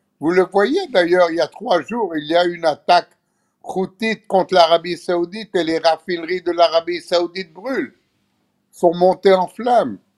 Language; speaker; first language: French; non-native, fluent; Hebrew